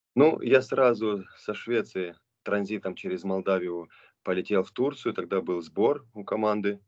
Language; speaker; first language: Russian; non-native, local second language; Romanian